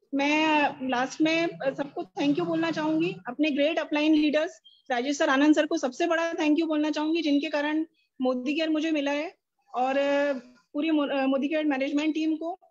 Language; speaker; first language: Hindi; native; Hindi